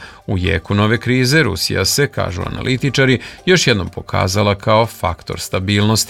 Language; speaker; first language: Serbian; native; Serbian